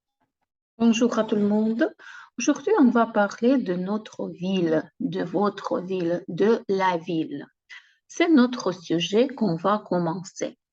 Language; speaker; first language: French; non-native, fluent; Ukrainian